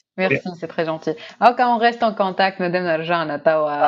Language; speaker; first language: French; non-native, local second language; Arabic